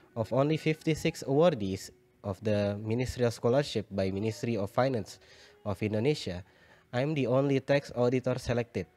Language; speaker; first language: English; non-native, fluent; Indonesian